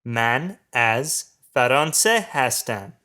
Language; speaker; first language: Persian; non-native, learner; English